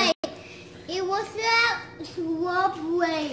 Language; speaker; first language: Spanish; early bilingual, heritage; Spanish